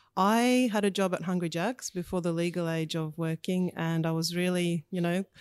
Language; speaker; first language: English; early bilingual, other home language; Russian